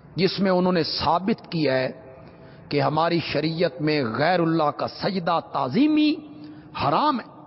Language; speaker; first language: Urdu; non-native, local second language; Punjabi